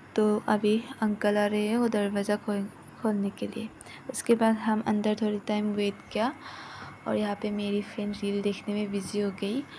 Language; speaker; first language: Hindi; non-native, local second language; Assamese